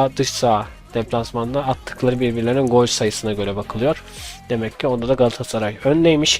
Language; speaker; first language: Turkish; native; Turkish